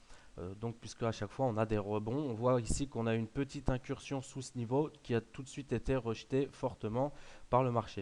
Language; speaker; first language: French; native; French